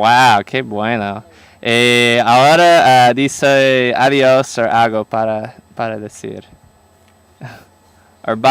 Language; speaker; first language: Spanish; non-native, learner; English